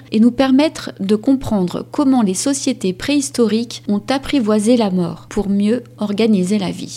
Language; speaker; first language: French; native; French